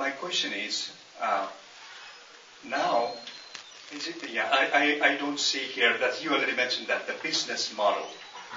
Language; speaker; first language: English; non-native, local second language; Nepali